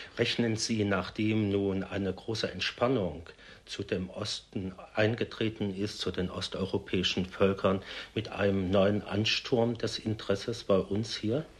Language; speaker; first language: German; native; German